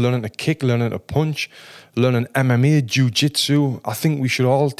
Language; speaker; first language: English; native; English